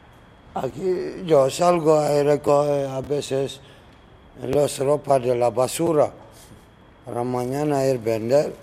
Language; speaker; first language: Spanish; non-native, learner; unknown